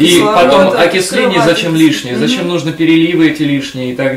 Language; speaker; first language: Russian; native; Russian